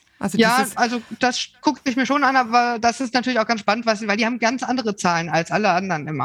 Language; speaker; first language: German; native; German